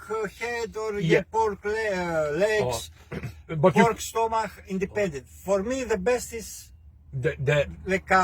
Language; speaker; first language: English; non-native, learner; Greek